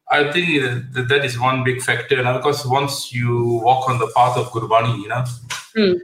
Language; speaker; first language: English; non-native, local second language; Punjabi